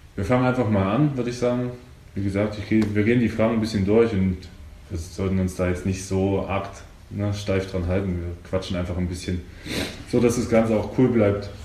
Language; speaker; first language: German; native; German